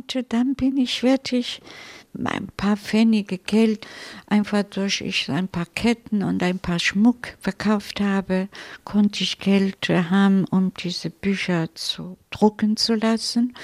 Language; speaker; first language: German; non-native, fluent; Italian